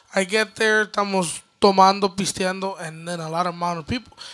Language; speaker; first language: English; early bilingual, other home language; Spanish